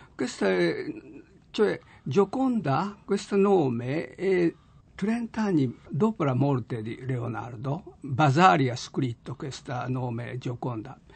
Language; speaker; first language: Italian; non-native, learner; Japanese